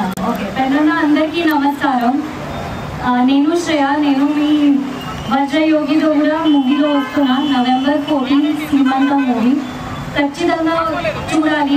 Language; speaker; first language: Telugu; non-native, local second language; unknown